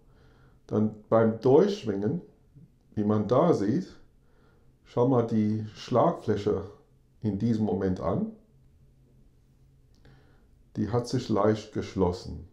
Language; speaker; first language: German; non-native, fluent; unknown